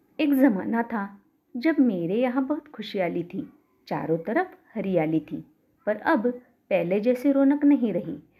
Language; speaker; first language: Hindi; non-native, local second language; Marathi